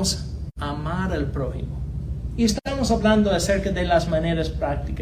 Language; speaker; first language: Spanish; non-native, fluent; English